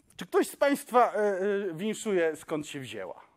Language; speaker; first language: Polish; non-native, local second language; Kashubian